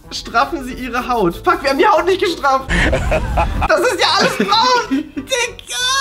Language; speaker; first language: German; early bilingual, other home language; Italian